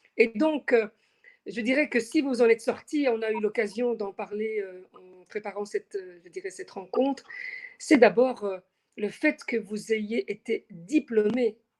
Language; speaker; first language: French; native; French